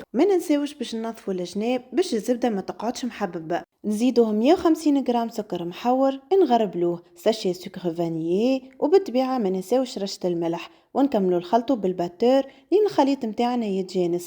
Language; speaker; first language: Arabic; native; Arabic